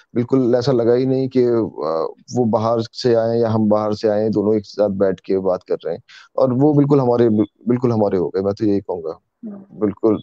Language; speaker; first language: Hindi; native; Hindi